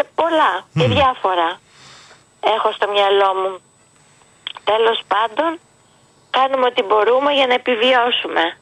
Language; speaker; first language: Greek; early bilingual, heritage; Greek